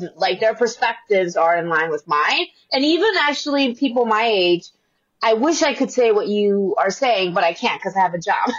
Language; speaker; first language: English; native; English